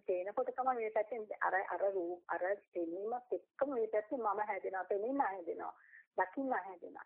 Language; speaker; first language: Sinhala; non-native, local second language; Tamil